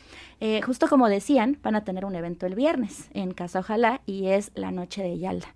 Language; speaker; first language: Spanish; native; Spanish